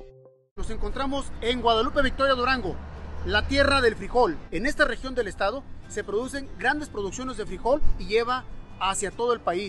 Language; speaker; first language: Spanish; native; Spanish